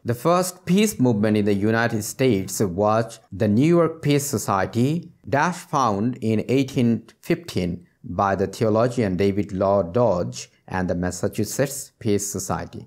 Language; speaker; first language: English; non-native, local second language; Bangla